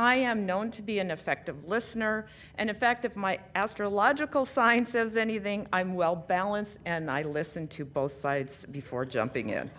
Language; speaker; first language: English; native; English